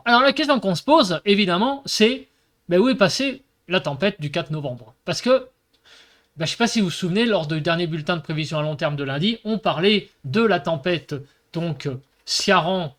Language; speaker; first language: French; native; French